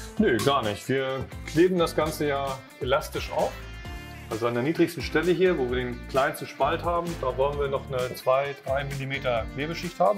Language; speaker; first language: German; native; German